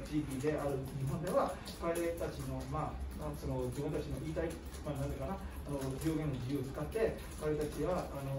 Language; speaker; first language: Japanese; non-native, fluent; Burmese